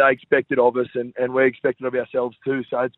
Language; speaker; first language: English; native; English